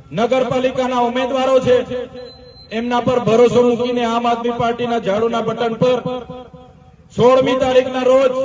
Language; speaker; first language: Gujarati; non-native, local second language; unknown